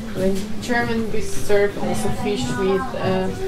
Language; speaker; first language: English; non-native, fluent; German